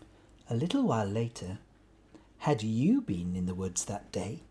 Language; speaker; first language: English; native; English